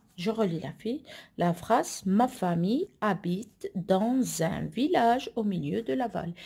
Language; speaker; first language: French; non-native, local second language; Arabic